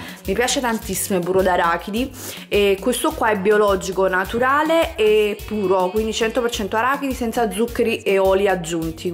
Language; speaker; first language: Italian; native; Italian